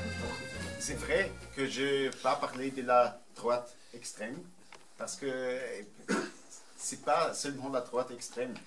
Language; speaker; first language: French; non-native, fluent; German